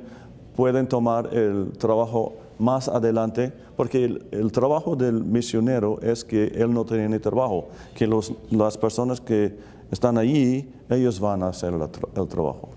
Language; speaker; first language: Spanish; non-native, fluent; English